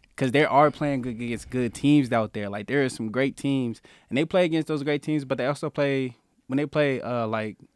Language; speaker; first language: English; native; English